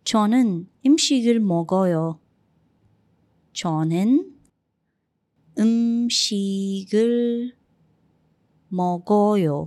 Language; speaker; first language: Korean; non-native, fluent; Arabic